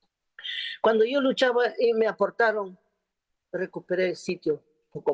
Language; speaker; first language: Spanish; non-native, local second language; Quechua